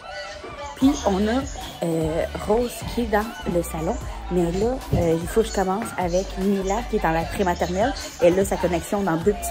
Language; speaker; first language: French; native; French